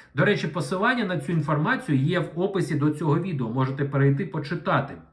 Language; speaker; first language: Ukrainian; non-native, local second language; Russian